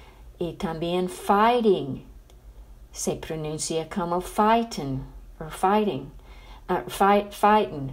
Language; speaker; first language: Spanish; non-native, fluent; English